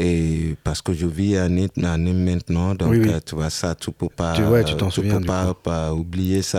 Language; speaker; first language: French; non-native, learner; Yoruba